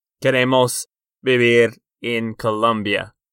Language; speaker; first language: Spanish; non-native, fluent; English